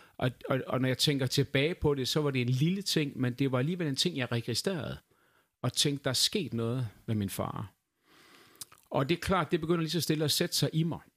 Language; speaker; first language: Danish; native; Danish